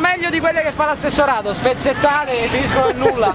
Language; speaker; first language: Italian; native; Italian